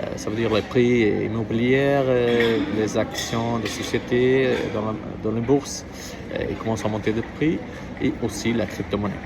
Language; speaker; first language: French; non-native, learner; Portuguese